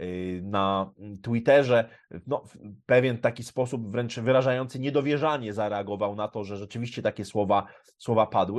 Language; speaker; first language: Polish; native; Polish